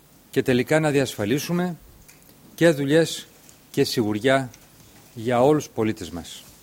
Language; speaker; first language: Greek; native; Greek